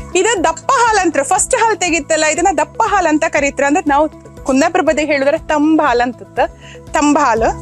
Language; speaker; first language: Kannada; native; Kannada